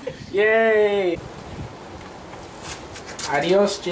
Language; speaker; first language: Spanish; non-native, learner; English